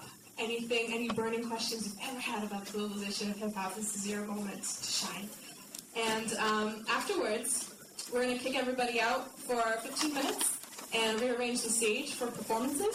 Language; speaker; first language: English; native; English